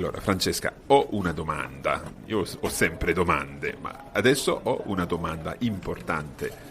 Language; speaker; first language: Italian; non-native, fluent; English